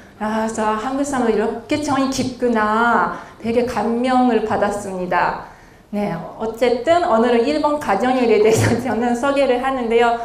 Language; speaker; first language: Korean; non-native, fluent; Japanese